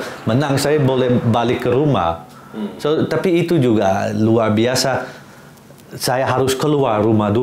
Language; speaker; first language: Indonesian; non-native, fluent; Dutch